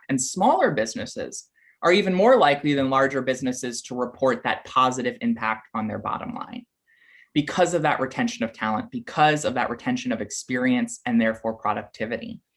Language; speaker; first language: English; native; English